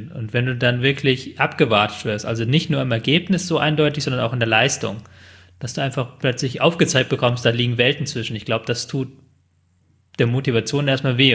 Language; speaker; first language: German; native; German